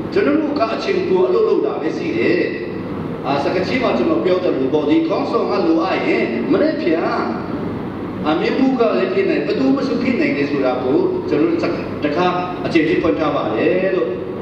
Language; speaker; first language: Burmese; non-native, local second language; Hakha Chin